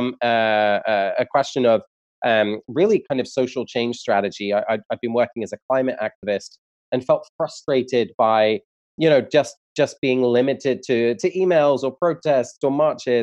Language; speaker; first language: English; native; English